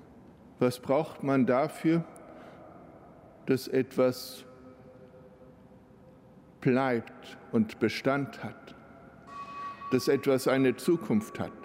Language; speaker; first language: German; native; German